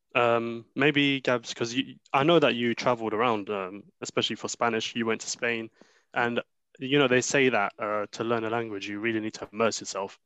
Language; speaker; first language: English; early bilingual, other home language; Arabic